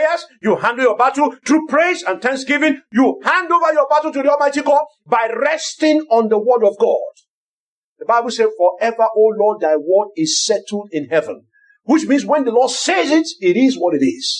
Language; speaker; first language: English; non-native, local second language; Yoruba